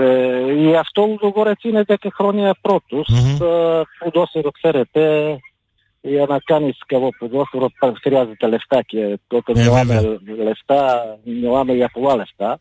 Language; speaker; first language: Greek; non-native, fluent; Bulgarian